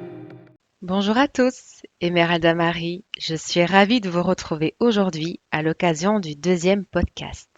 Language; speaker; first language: French; native; French